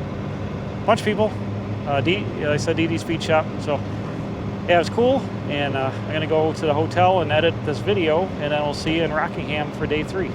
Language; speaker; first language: English; native; English